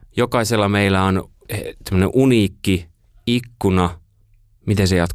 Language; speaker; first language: Finnish; native; Finnish